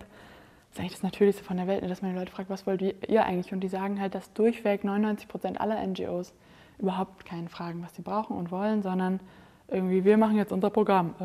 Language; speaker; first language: German; native; German